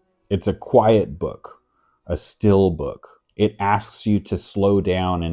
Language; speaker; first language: English; native; English